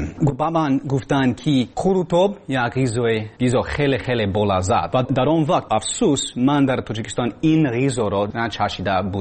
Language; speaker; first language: Persian; non-native, learner; English